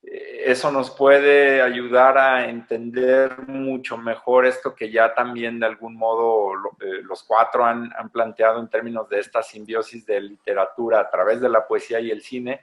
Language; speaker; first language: Spanish; native; Spanish